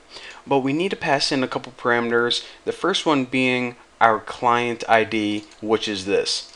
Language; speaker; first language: English; native; English